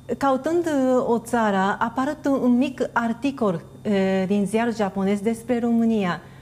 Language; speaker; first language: Romanian; non-native, fluent; Japanese